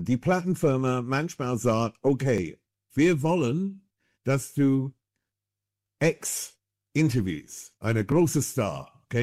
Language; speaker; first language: German; non-native, fluent; English